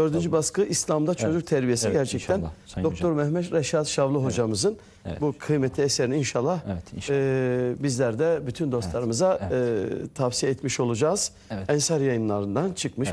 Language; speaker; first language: Turkish; native; Turkish